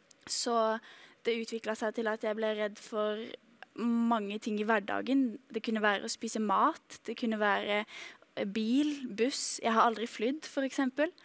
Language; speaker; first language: Norwegian; native; Norwegian